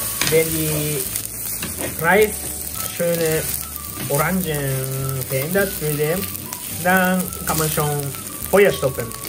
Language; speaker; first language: German; non-native, learner; Japanese